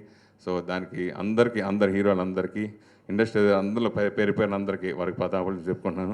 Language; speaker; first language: Telugu; native; Telugu